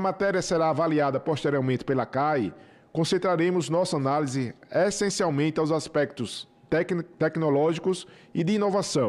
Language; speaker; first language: Portuguese; native; Portuguese